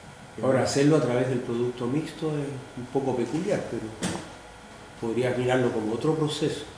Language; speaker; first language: Spanish; native; Spanish